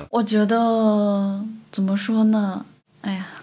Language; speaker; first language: Chinese; native; Chinese